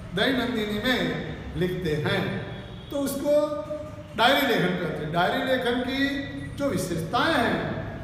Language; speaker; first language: Hindi; non-native, local second language; Gujarati